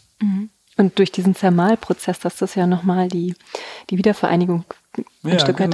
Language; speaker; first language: German; native; German